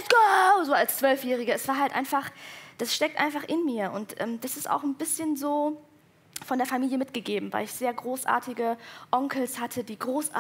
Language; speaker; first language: German; native; German